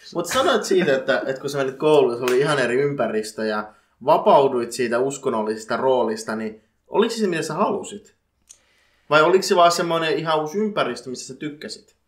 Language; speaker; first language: Finnish; early bilingual, other home language; Punjabi